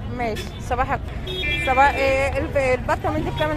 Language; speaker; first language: Arabic; native; Arabic